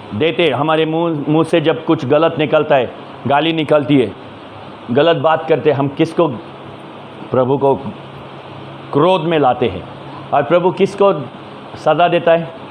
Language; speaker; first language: Hindi; non-native, local second language; Marathi